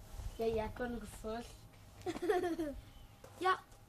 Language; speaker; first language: Danish; non-native, local second language; Faroese